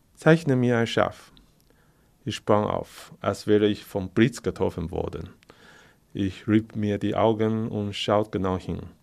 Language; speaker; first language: German; non-native, fluent; Chinese